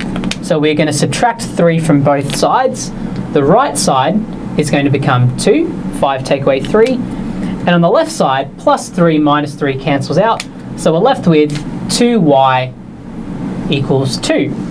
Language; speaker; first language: English; native; English